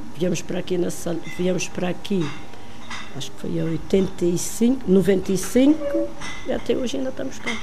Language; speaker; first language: Portuguese; non-native, local second language; Kabuverdianu